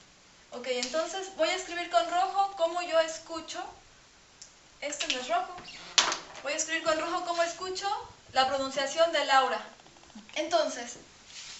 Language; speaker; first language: Spanish; non-native, fluent; French